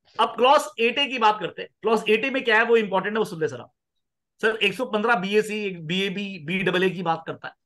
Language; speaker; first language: Hindi; non-native, local second language; Punjabi